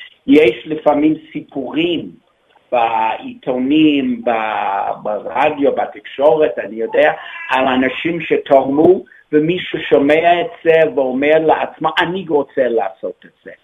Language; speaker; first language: Hebrew; non-native, fluent; English